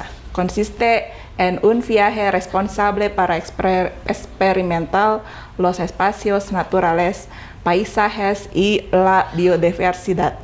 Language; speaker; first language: Spanish; non-native, fluent; Indonesian